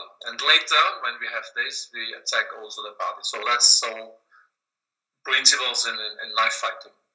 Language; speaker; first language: English; non-native, learner; German